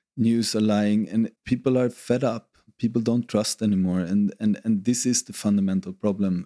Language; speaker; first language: English; non-native, fluent; Swedish